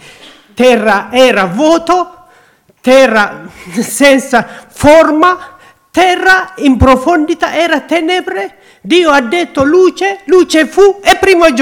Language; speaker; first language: Italian; non-native, learner; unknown